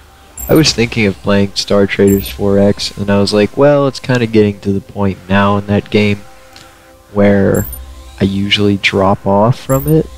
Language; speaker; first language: English; native; English